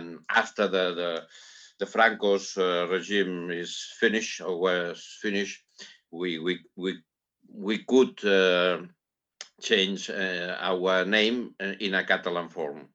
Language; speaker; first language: English; non-native, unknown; Catalan